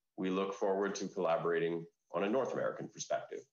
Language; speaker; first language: English; native; English